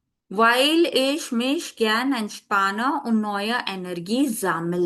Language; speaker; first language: German; non-native, fluent; Hindi